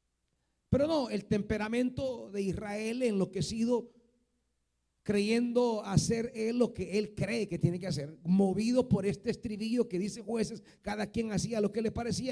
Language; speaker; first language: Spanish; native; Spanish